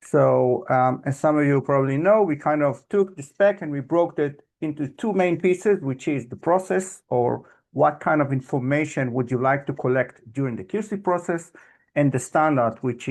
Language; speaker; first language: English; non-native, fluent; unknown